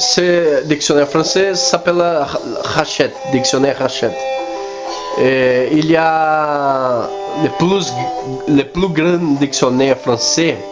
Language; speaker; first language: French; non-native, learner; Spanish